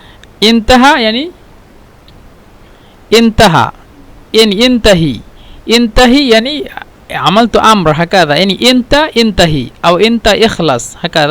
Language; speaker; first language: Arabic; non-native, fluent; Bangla